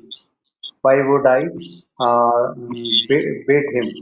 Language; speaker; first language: English; non-native, learner; Hindi